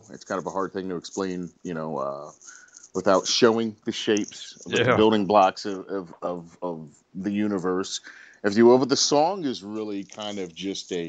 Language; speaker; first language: English; native; English